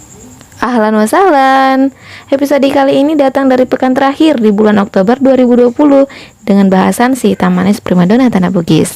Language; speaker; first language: Indonesian; native; Indonesian